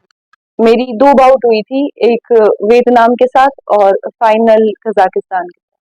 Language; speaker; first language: Hindi; native; Hindi